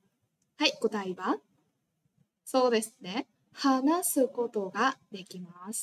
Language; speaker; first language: Japanese; non-native, fluent; Vietnamese